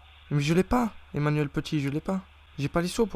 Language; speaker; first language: French; native; French